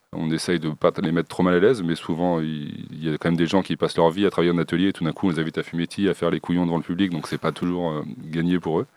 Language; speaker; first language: French; native; French